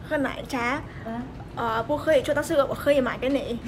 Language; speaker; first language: Chinese; non-native, fluent; Vietnamese